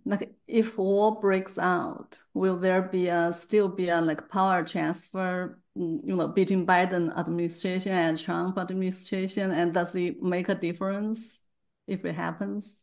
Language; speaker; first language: English; non-native, fluent; Chinese